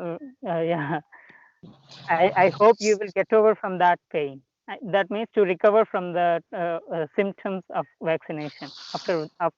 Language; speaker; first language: English; non-native, local second language; Telugu